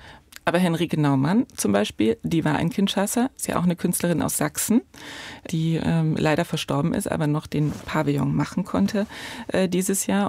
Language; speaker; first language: German; native; German